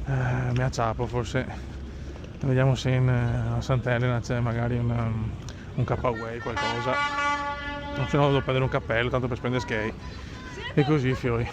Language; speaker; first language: Italian; native; Italian